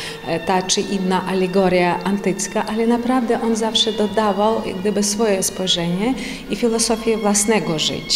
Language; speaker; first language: Polish; non-native, fluent; Ukrainian